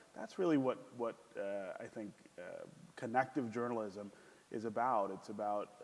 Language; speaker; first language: English; native; English